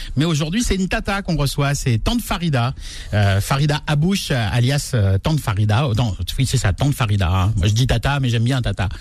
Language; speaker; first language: French; native; French